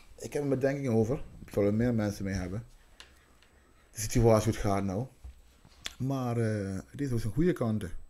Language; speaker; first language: Dutch; early bilingual, other home language; Papiamento